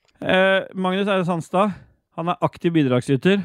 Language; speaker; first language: Norwegian; native; Norwegian